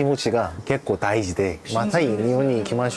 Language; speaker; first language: Japanese; non-native, learner; Korean